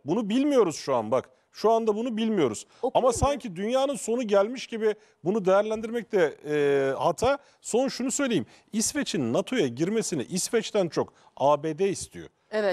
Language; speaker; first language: Turkish; native; Turkish